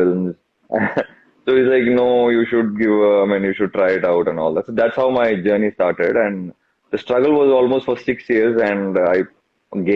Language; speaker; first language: English; non-native, local second language; Tamil